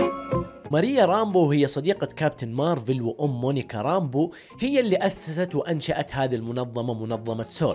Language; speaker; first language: Arabic; native; Arabic